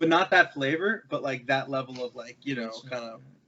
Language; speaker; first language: English; native; English